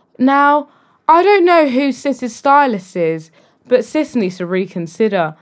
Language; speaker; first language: English; native; English